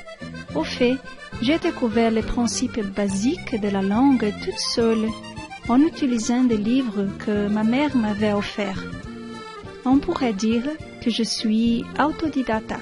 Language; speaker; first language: French; non-native, learner; Portuguese